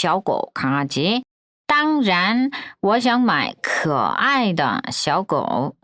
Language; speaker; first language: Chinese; non-native, fluent; Korean